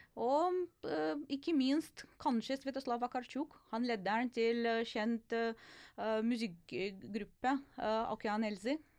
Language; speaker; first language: Norwegian; non-native, fluent; Ukrainian